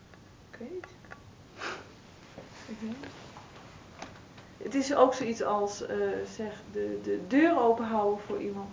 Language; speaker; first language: Dutch; native; Dutch